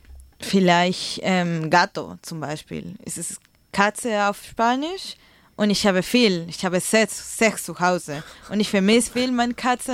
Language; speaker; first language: German; non-native, learner; Spanish